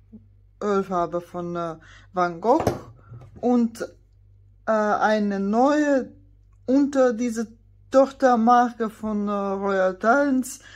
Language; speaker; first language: German; non-native, fluent; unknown